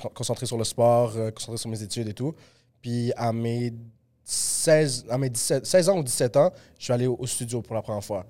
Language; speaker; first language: French; early bilingual, other home language; Spanish